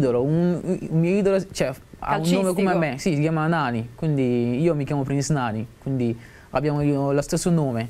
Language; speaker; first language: Italian; non-native, fluent; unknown